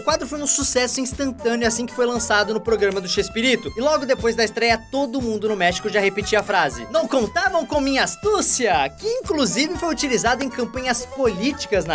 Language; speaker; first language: Portuguese; native; Portuguese